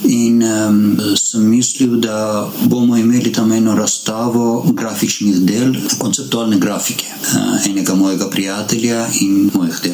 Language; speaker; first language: Slovenian; non-native, learner; Armenian